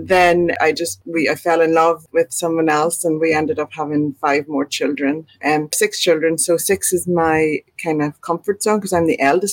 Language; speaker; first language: English; native; English